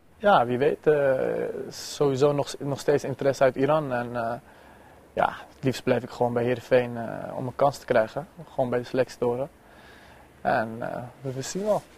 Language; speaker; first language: Dutch; early bilingual, other home language; Persian